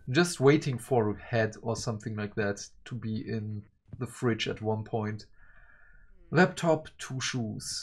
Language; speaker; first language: English; early bilingual, other home language; Turkish